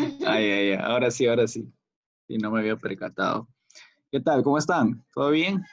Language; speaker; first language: Spanish; native; Spanish